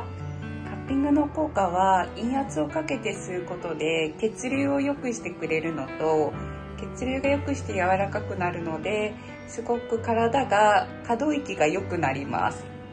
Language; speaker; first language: Japanese; native; Japanese